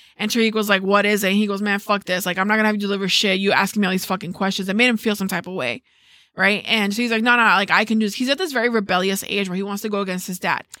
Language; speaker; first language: English; early bilingual, other home language; Spanish